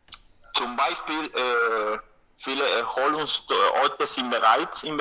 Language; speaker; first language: German; non-native, learner; Spanish